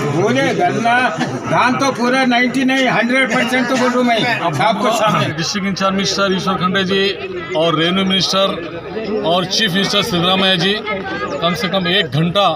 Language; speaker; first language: Hindi; non-native, local second language; Urdu